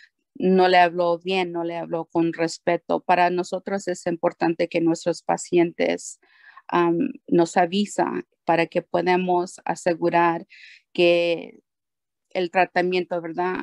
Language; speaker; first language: Spanish; early bilingual, heritage; Spanish